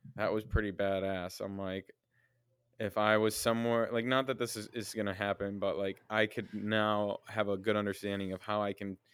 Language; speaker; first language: English; native; English